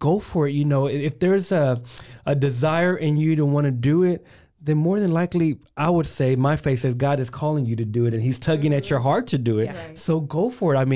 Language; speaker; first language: English; early bilingual, other home language; Spanish